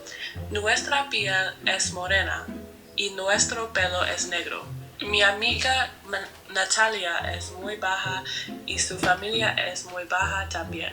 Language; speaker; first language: Spanish; non-native, fluent; English